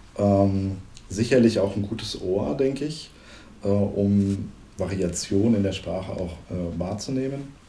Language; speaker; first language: German; native; German